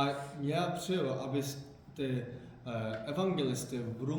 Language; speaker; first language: Czech; non-native, fluent; Korean